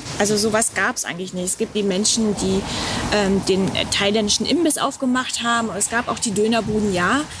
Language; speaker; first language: German; native; German